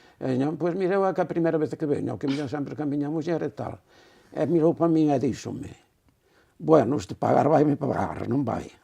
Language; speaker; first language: Galician; non-native, local second language; Spanish